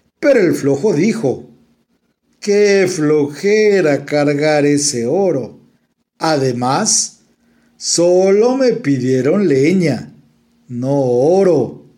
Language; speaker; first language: Spanish; native; Spanish